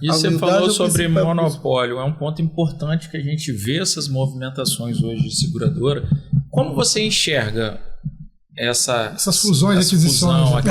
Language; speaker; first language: Portuguese; native; Portuguese